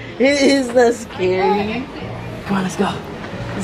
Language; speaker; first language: English; early bilingual, other home language; Spanish